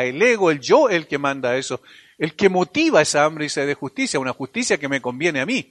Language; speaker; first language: Spanish; native; Spanish